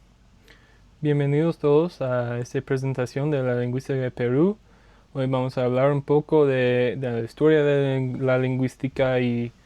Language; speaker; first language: Spanish; non-native, learner; English